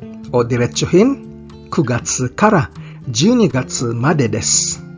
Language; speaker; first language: Japanese; non-native, fluent; Filipino